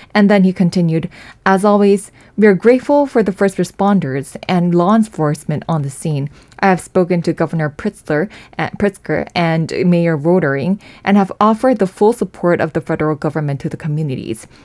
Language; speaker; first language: English; non-native, fluent; Korean